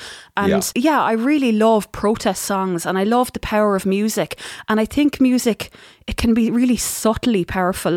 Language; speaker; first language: English; native; English